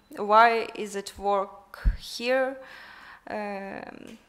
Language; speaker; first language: English; non-native, learner; Ukrainian